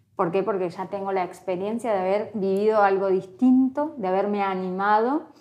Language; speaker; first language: Spanish; native; Spanish